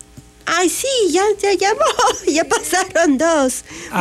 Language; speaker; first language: Spanish; native; Spanish